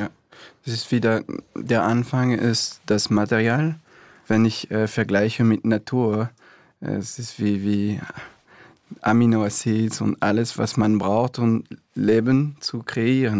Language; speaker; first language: German; non-native, fluent; French